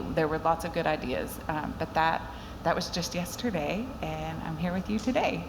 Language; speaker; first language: English; native; English